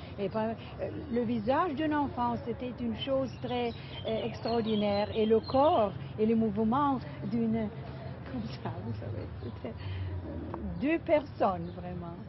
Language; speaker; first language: French; non-native, fluent; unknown